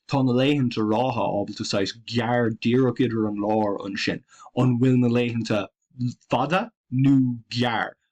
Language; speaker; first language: Irish; non-native, local second language; English